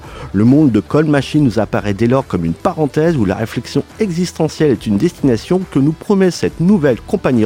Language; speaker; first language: French; native; French